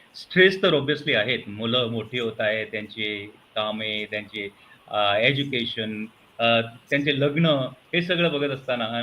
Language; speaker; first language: Marathi; non-native, local second language; Punjabi